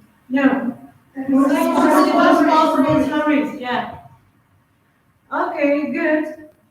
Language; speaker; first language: English; non-native, fluent; Uzbek